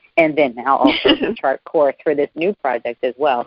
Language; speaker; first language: English; native; English